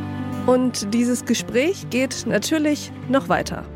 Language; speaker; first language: German; native; German